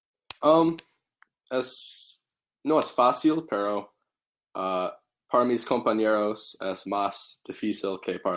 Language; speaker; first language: Spanish; non-native, learner; English